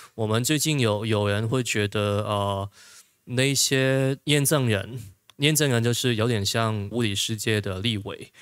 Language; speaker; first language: Chinese; non-native, local second language; Cantonese